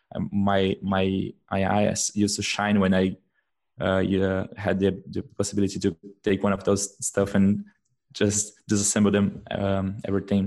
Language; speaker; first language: English; non-native, fluent; Portuguese